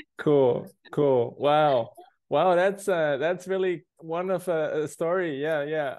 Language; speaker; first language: English; non-native, fluent; German